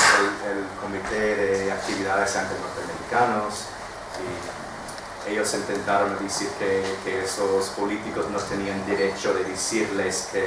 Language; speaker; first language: Spanish; non-native, fluent; English